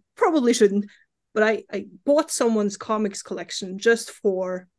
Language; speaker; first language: English; non-native, fluent; Norwegian